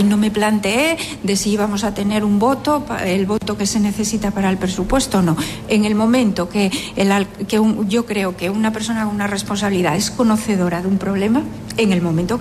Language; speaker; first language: Spanish; native; Spanish